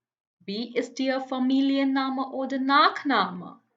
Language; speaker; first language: German; non-native, fluent; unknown